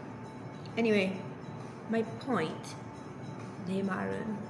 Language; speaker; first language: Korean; non-native, learner; English